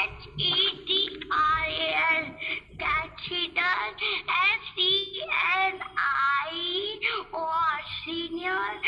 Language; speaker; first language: English; non-native, learner; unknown